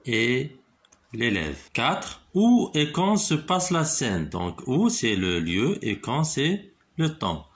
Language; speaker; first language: French; non-native, local second language; Arabic